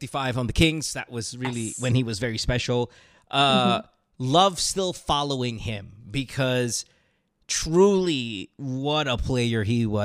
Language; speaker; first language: English; non-native, local second language; Filipino